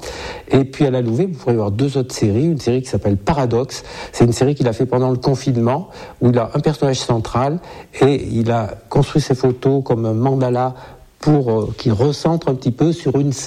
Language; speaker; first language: French; native; French